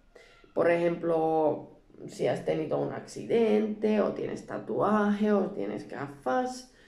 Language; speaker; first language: Spanish; non-native, learner; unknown